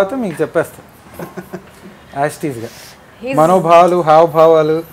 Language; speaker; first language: Telugu; native; Telugu